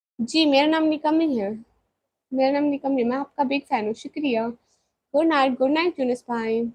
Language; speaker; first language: Urdu; non-native, local second language; Punjabi